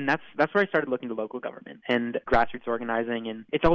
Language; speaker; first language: English; native; English